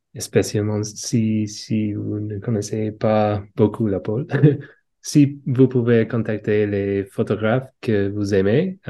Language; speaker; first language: French; non-native, learner; English